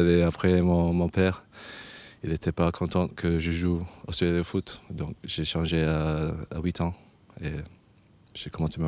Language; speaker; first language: French; non-native, fluent; English